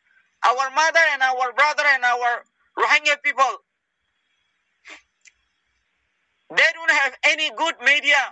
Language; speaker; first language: English; non-native, learner; Rohingya